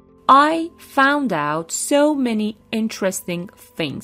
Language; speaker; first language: English; non-native, fluent; Persian